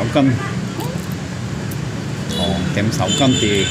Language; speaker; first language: Vietnamese; non-native, learner; Japanese